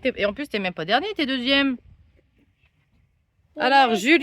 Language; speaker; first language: French; native; French